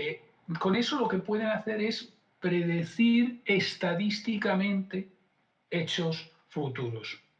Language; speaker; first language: Spanish; native; Spanish